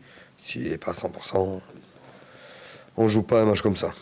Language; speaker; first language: French; native; French